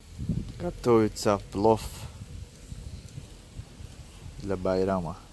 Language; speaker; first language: Russian; non-native, learner; Tajik